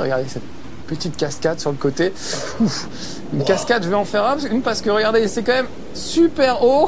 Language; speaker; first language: French; native; French